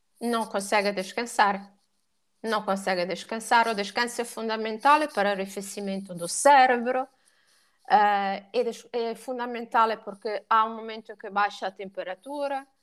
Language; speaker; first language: Portuguese; non-native, fluent; Italian